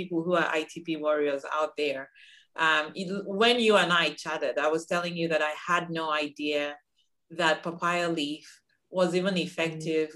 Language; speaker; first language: English; non-native, local second language; Igbo